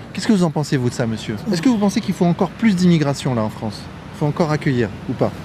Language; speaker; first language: French; native; French